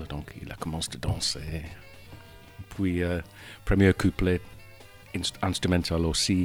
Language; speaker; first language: French; non-native, fluent; English